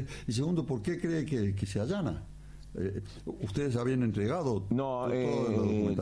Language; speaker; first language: Spanish; native; Spanish